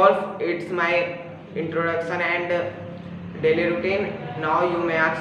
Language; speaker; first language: English; non-native, learner; Hindi